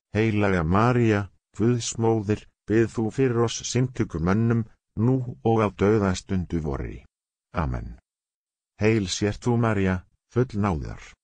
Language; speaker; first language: Icelandic; non-native, learner; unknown